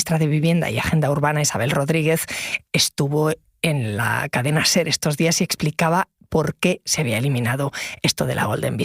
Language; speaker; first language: Spanish; native; Spanish